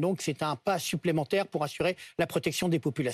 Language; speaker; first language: French; native; French